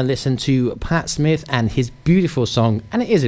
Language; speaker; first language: English; native; English